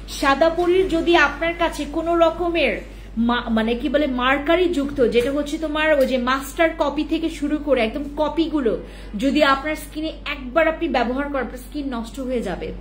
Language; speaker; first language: Bangla; native; Bangla